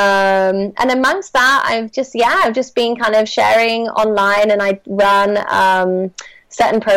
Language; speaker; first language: English; native; English